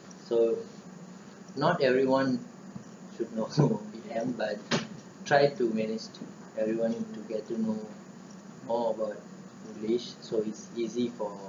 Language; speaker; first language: English; non-native, learner; Malay